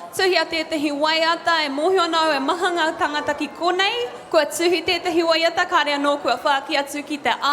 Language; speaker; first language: Māori; non-native, local second language; English